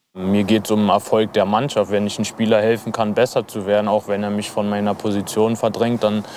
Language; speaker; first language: German; native; German